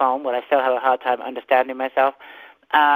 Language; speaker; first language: English; native; English